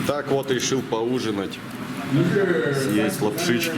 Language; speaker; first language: Russian; native; Russian